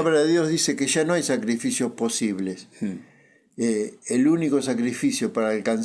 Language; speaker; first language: Spanish; native; Spanish